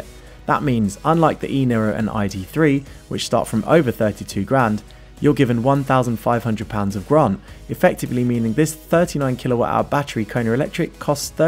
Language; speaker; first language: English; native; English